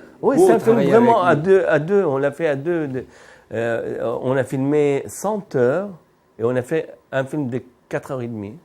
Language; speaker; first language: French; non-native, fluent; Arabic